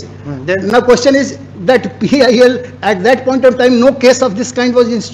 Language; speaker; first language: English; non-native, local second language; Hindi